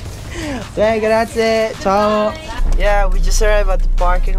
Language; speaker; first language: English; non-native, learner; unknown